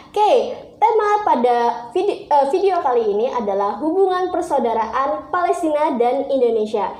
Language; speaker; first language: Indonesian; native; Indonesian